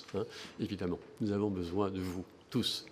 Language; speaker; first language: French; native; French